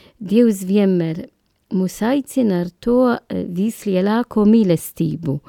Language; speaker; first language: Latvian; non-native, learner; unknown